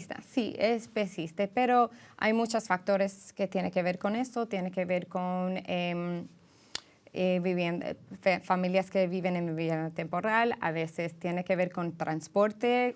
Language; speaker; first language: Spanish; early bilingual, heritage; English